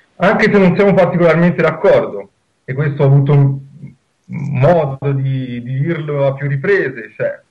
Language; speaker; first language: Italian; native; Italian